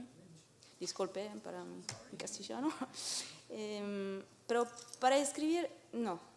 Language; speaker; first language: Spanish; non-native, learner; French